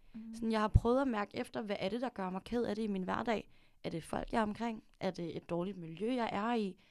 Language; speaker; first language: Danish; early bilingual, other home language; Filipino